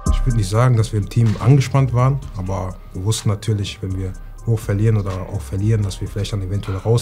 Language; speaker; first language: German; native; German